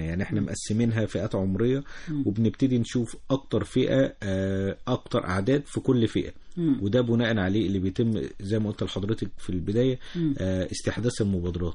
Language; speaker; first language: Arabic; native; Arabic